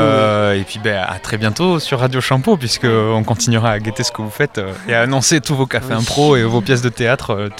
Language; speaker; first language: French; native; French